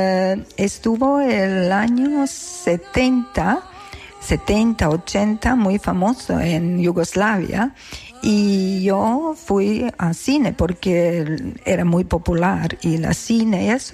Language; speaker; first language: Spanish; non-native, learner; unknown